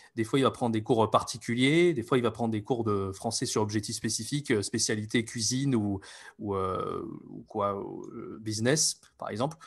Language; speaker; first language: French; native; French